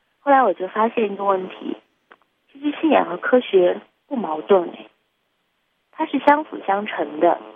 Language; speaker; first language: Chinese; native; Chinese